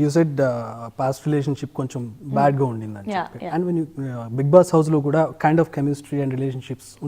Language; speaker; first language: Telugu; native; Telugu